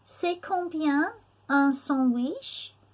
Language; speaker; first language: French; non-native, fluent; English